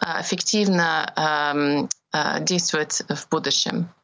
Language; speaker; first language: Russian; non-native, fluent; English